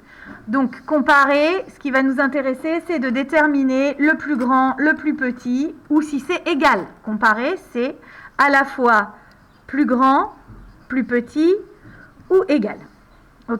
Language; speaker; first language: French; native; French